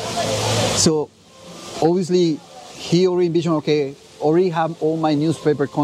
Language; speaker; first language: English; non-native, fluent; Spanish